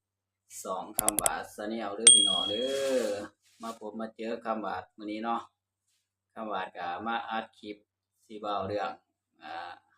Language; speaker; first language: Thai; non-native, local second language; Lao